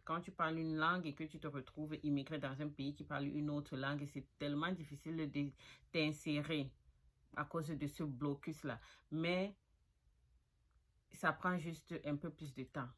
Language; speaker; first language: French; non-native, local second language; Fula